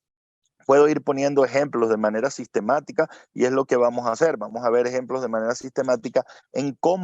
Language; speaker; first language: Spanish; native; Spanish